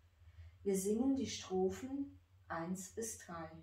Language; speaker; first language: German; native; German